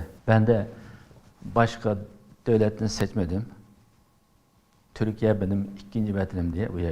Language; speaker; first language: Turkish; non-native, learner; Uyghur